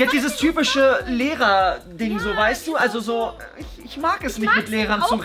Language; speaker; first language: German; native; German